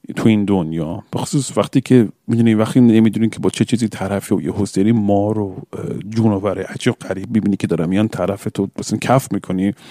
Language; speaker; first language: Persian; early bilingual, other home language; English